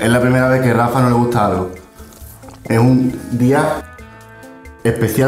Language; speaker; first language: Spanish; native; Spanish